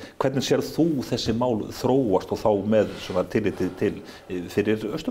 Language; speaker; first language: Icelandic; native; Icelandic